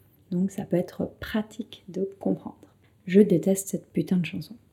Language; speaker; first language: French; native; French